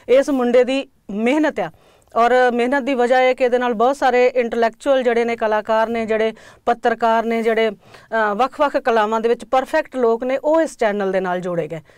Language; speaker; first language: Punjabi; native; Punjabi